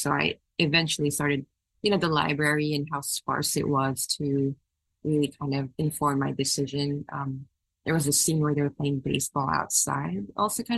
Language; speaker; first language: English; non-native, local second language; Filipino